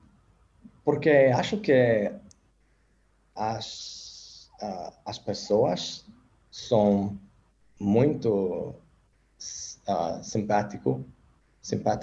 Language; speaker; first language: Portuguese; non-native, learner; English